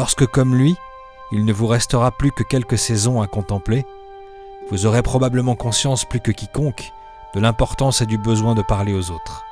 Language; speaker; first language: French; native; French